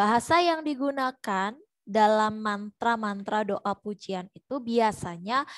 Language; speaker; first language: Indonesian; native; Indonesian